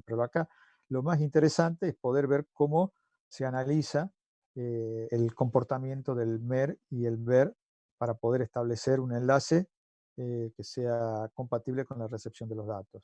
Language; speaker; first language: Spanish; native; Spanish